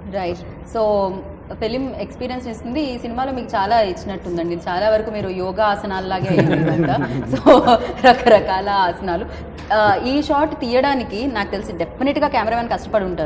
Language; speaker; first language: Telugu; native; Telugu